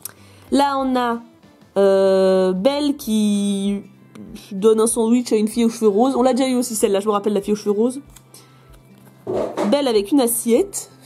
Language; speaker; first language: French; native; French